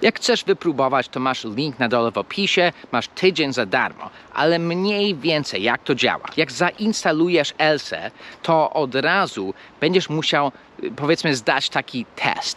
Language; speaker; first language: Polish; non-native, fluent; English